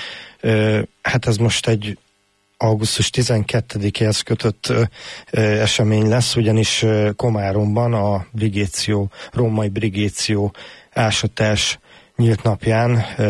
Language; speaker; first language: Hungarian; native; Hungarian